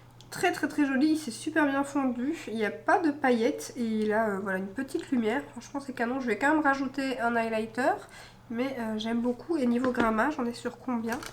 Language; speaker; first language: French; native; French